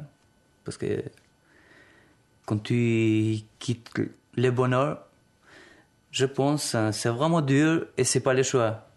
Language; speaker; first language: French; non-native, learner; Albanian